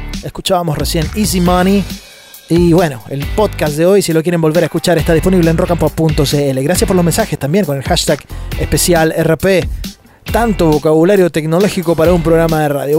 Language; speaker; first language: Spanish; native; Spanish